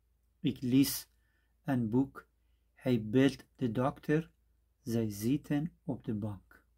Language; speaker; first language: Dutch; non-native, fluent; Persian